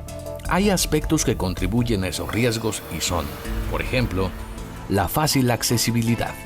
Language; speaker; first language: Spanish; native; Spanish